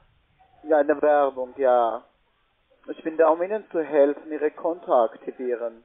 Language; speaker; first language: German; non-native, learner; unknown